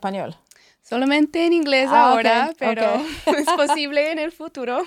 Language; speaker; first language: Spanish; non-native, learner; English